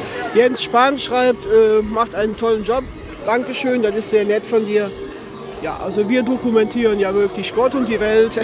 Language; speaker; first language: German; native; German